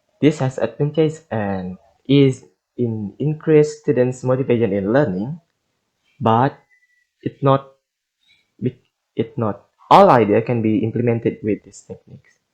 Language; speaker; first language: English; non-native, learner; Indonesian